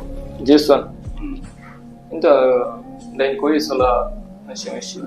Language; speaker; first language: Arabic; non-native, learner; Bangla